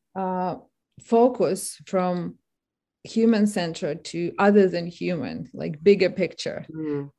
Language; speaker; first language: English; non-native, fluent; Ukrainian